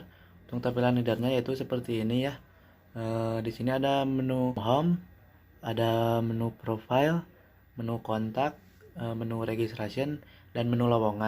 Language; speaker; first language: Indonesian; native; Indonesian